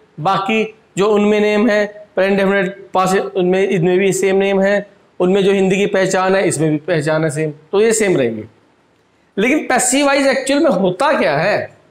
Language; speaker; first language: Hindi; native; Hindi